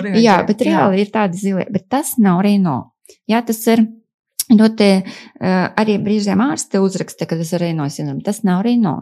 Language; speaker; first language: Latvian; non-native, local second language; Russian